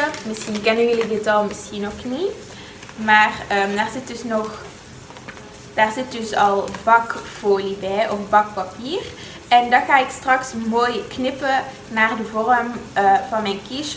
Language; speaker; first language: Dutch; native; Dutch